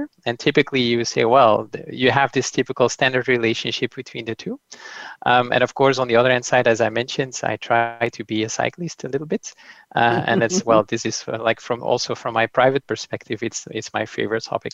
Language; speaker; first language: English; non-native, fluent; Dutch